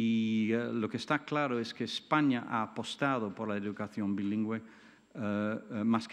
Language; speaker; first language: Spanish; non-native, fluent; English